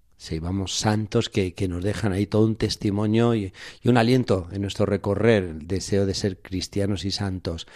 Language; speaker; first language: Spanish; native; Spanish